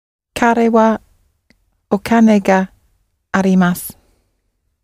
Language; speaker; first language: Japanese; non-native, learner; English